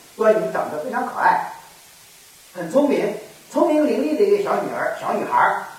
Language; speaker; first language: Chinese; native; Chinese